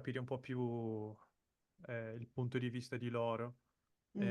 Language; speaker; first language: Italian; non-native, fluent; Portuguese